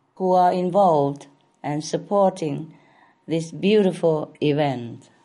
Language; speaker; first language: English; non-native, fluent; Vietnamese